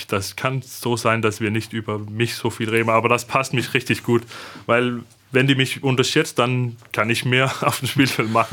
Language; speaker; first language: German; non-native, fluent; Danish